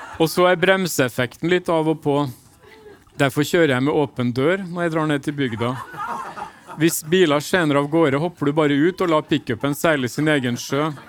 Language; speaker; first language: Norwegian; native; Norwegian